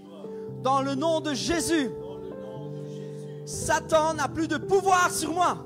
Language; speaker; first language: French; native; French